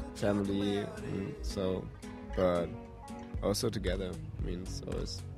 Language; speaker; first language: English; non-native, fluent; German